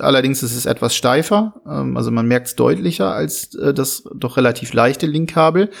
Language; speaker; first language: German; native; German